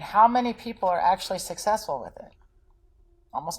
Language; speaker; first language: English; native; English